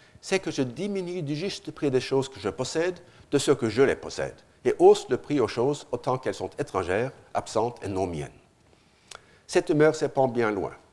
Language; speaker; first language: French; non-native, fluent; Norwegian